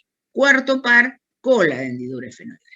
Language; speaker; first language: Spanish; native; Spanish